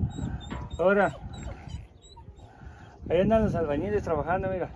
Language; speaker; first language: Spanish; native; Spanish